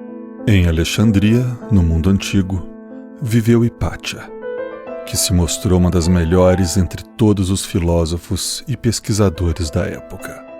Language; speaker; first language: Portuguese; native; Portuguese